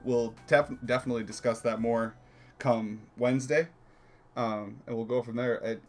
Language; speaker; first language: English; native; English